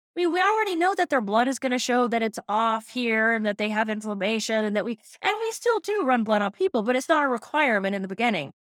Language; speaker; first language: English; native; English